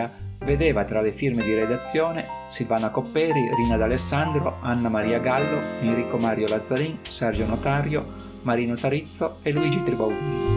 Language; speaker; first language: Italian; native; Italian